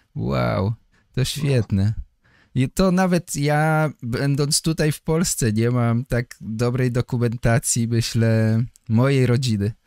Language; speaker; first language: Polish; native; Polish